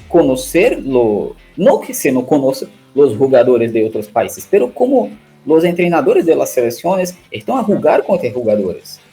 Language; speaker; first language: Spanish; non-native, learner; Portuguese